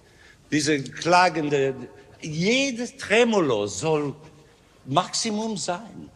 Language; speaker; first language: German; non-native, learner; English